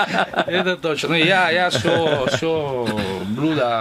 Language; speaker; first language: Russian; non-native, learner; Italian